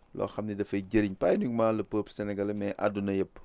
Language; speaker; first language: French; non-native, local second language; Wolof